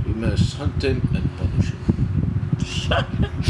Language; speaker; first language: English; native; English